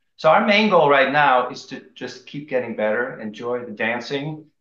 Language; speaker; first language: English; early bilingual, other home language; Dutch